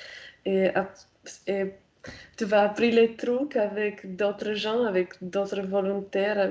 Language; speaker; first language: French; non-native, fluent; Romanian